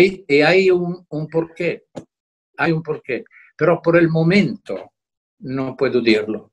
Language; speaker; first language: Spanish; non-native, fluent; Italian